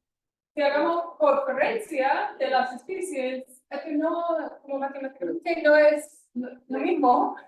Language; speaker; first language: Spanish; non-native, fluent; English